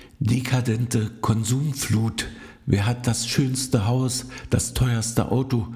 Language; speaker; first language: German; native; German